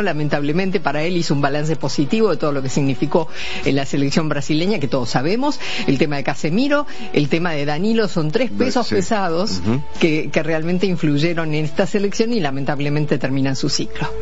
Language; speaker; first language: Spanish; native; Spanish